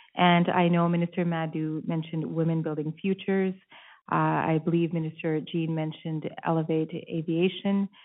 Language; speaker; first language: English; native; English